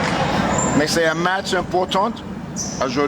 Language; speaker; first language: French; non-native, learner; English